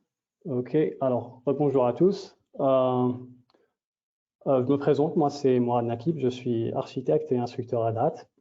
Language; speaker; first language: French; native; French